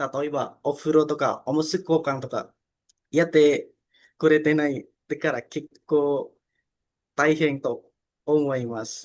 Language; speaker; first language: Japanese; non-native, learner; Indonesian